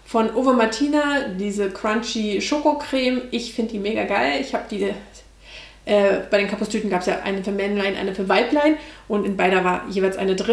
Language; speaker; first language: German; native; German